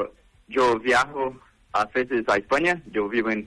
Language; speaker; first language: Spanish; non-native, learner; Portuguese